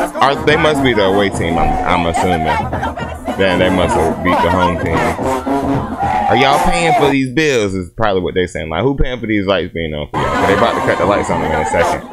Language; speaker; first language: English; native; English